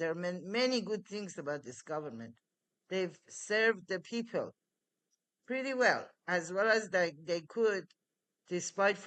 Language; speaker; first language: English; non-native, fluent; Persian